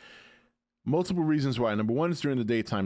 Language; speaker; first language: English; native; English